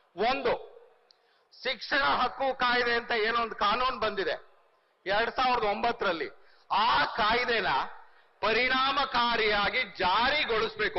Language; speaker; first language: Kannada; native; Kannada